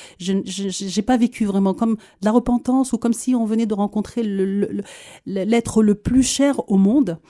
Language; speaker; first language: French; early bilingual, other home language; Arabic